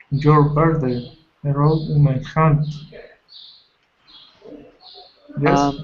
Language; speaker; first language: English; non-native, learner; Spanish